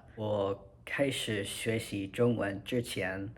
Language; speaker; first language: Chinese; non-native, learner; English